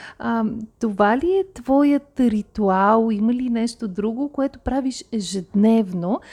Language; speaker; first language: Bulgarian; native; Bulgarian